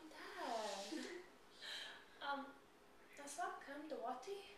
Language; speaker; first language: Arabic; non-native, learner; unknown